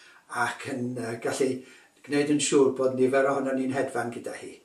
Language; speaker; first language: Welsh; native; Welsh